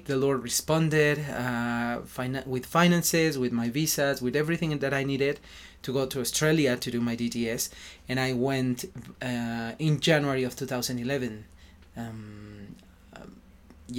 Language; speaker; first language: English; non-native, fluent; Spanish